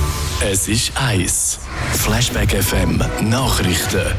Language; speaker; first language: German; native; German